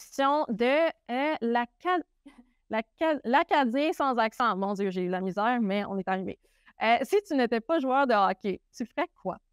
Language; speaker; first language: French; native; French